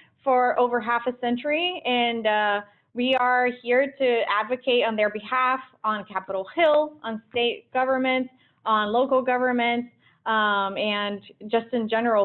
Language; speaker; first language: English; early bilingual, other home language; Portuguese